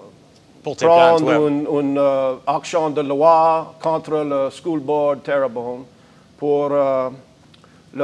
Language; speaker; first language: French; non-native, learner; English